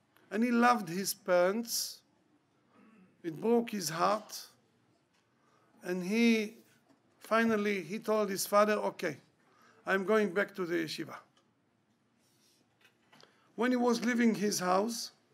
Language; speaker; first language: English; non-native, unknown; Hebrew